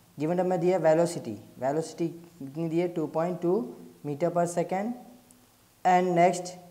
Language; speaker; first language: Hindi; native; Hindi